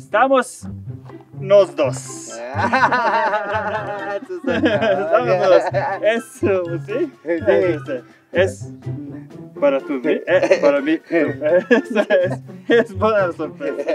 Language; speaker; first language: Spanish; non-native, learner; Serbian